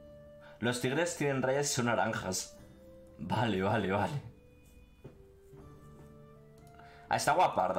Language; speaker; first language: Spanish; native; Spanish